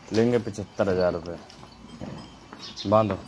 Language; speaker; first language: Hindi; native; Hindi